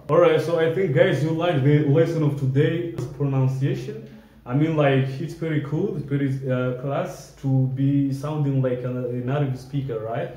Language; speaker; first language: English; non-native, fluent; Lingala